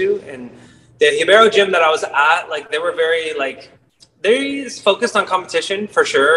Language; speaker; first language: English; native; English